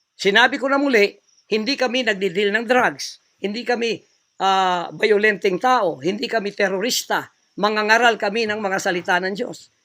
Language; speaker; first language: Filipino; non-native, local second language; Cebuano